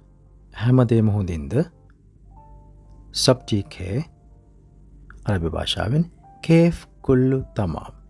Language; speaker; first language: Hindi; non-native, learner; Sinhala